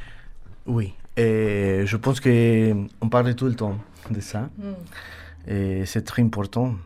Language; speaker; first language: French; non-native, learner; Spanish